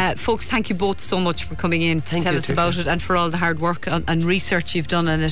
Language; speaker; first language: English; native; English